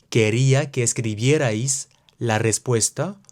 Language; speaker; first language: Spanish; non-native, fluent; French